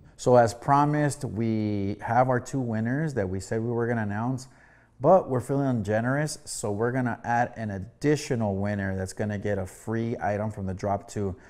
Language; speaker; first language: English; early bilingual, other home language; Spanish